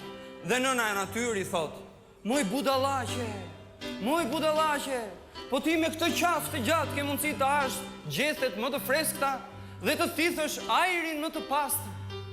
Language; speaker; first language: Albanian; native; Albanian